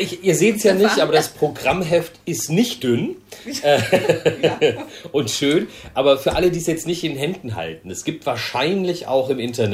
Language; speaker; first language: German; native; German